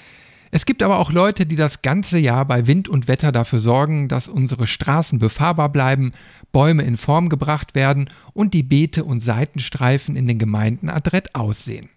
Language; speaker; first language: German; native; German